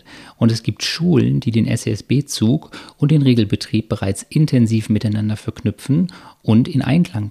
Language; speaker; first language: German; native; German